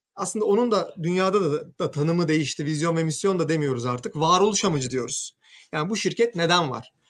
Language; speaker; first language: Turkish; native; Turkish